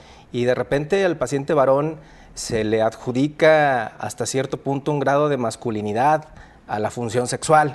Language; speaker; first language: Spanish; native; Spanish